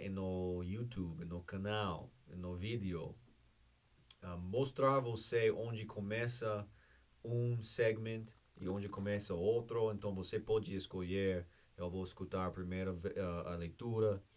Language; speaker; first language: Portuguese; non-native, fluent; English